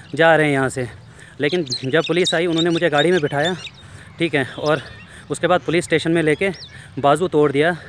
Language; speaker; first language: Hindi; native; Hindi